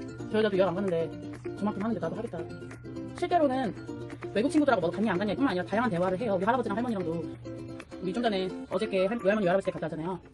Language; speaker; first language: Korean; native; Korean